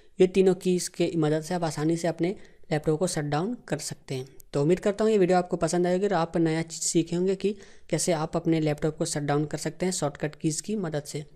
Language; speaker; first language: Hindi; native; Hindi